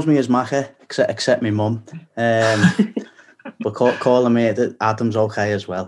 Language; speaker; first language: English; native; English